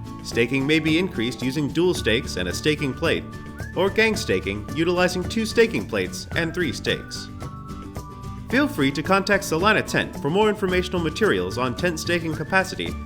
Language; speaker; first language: English; native; English